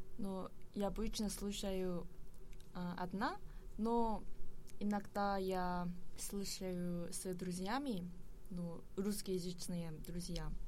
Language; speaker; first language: Russian; non-native, learner; Korean